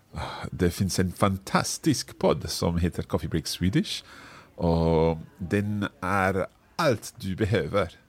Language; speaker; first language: Swedish; non-native, learner; English